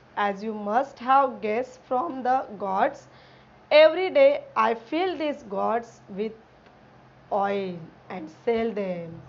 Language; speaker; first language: English; non-native, local second language; Marathi